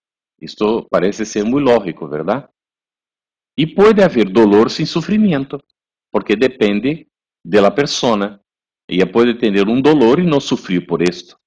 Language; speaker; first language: Spanish; non-native, fluent; Portuguese